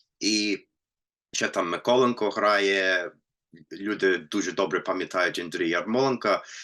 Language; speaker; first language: Ukrainian; non-native, fluent; English